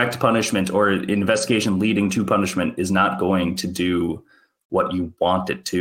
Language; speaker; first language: English; native; English